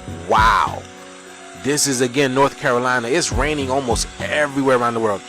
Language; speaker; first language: English; native; English